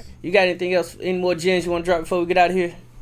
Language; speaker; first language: English; native; English